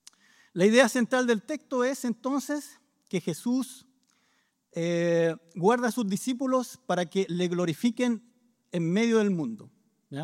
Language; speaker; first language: Spanish; native; Spanish